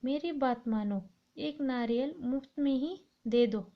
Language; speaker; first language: Hindi; non-native, local second language; Kannada